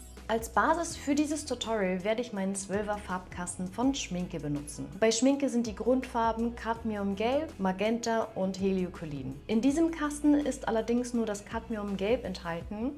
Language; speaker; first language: German; native; German